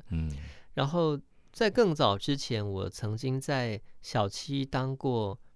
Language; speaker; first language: Chinese; native; Chinese